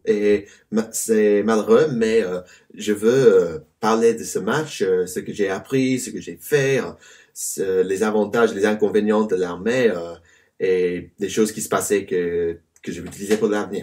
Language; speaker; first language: French; non-native, learner; English